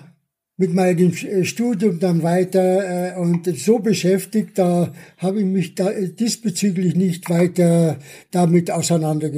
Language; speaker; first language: German; early bilingual, other home language; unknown